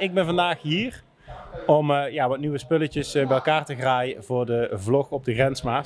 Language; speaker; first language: Dutch; native; Dutch